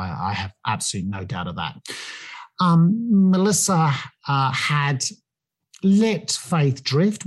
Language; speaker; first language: English; native; English